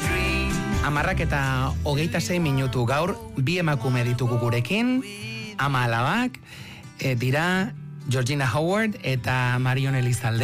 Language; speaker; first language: Basque; native; Basque